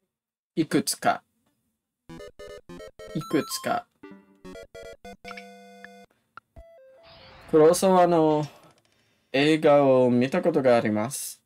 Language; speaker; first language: Japanese; non-native, learner; English